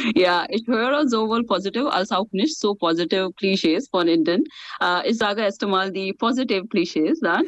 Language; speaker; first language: German; non-native, fluent; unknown